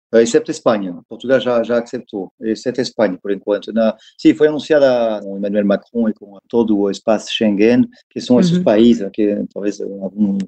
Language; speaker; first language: Portuguese; non-native, fluent; French